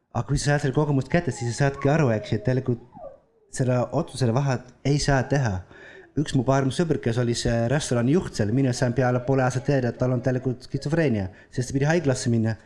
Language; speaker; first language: Estonian; non-native, fluent; Dutch